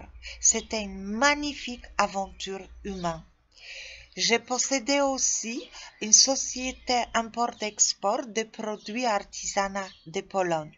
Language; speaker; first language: French; non-native, fluent; Polish